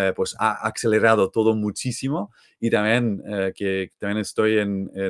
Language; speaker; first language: Spanish; non-native, fluent; Dutch